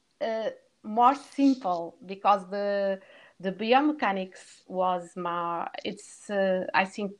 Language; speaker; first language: English; non-native, learner; Portuguese